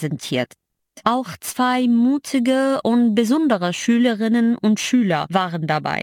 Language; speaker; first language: German; non-native, fluent; Arabic